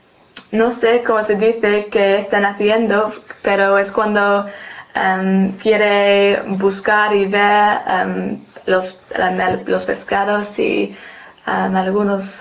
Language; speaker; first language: Spanish; non-native, learner; English